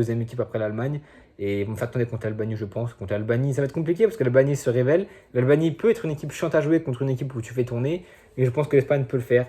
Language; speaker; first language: French; native; French